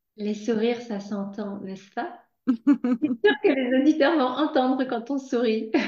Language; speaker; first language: French; native; French